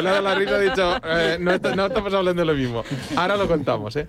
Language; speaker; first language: Spanish; native; Spanish